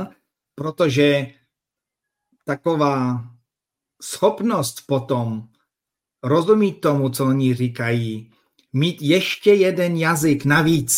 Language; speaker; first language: Czech; non-native, fluent; Polish